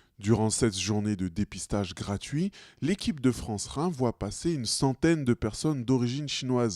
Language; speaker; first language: French; native; French